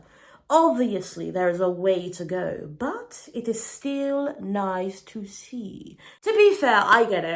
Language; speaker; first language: English; native; English